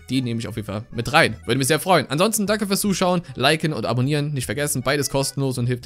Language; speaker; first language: German; native; German